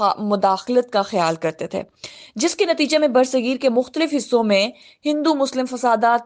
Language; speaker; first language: Urdu; native; Urdu